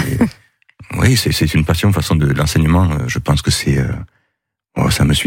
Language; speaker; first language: French; native; French